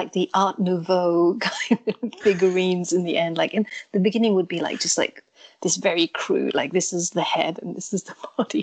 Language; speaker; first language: English; native; English